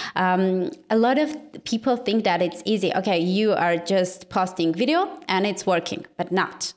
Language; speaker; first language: English; non-native, fluent; Armenian